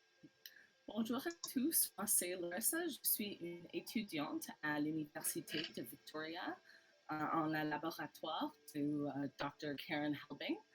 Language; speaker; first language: French; non-native, learner; English